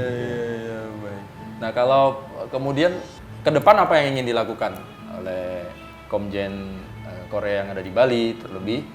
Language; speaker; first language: Indonesian; native; Indonesian